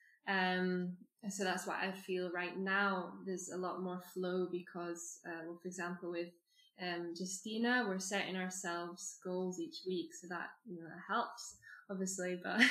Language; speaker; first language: English; native; English